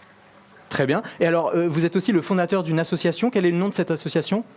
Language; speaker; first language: French; native; French